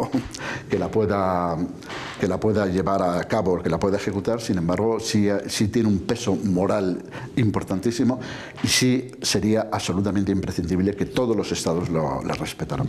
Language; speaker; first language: Spanish; native; Spanish